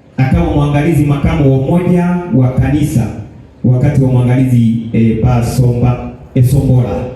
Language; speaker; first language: Swahili; native; Swahili